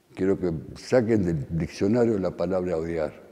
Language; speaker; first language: Spanish; early bilingual, other home language; Polish